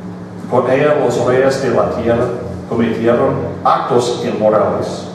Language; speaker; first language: Spanish; non-native, fluent; English